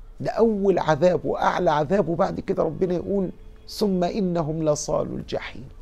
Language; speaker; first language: Arabic; native; Arabic